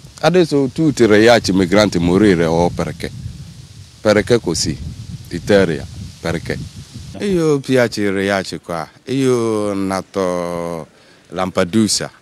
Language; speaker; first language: Italian; non-native, learner; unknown